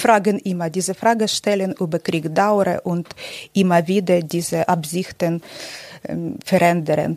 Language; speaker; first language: German; non-native, learner; Ukrainian